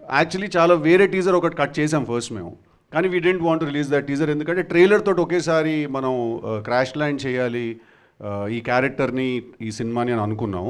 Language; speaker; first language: Telugu; native; Telugu